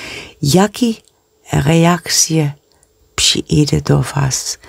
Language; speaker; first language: Polish; non-native, learner; Dutch